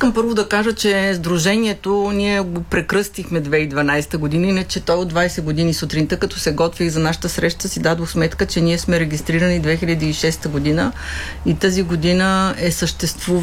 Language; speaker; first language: Bulgarian; native; Bulgarian